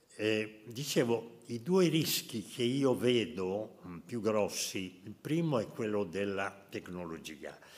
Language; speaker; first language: Italian; native; Italian